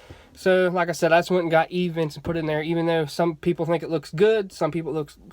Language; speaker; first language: English; native; English